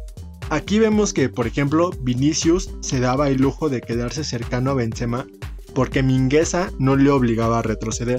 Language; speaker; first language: Spanish; native; Spanish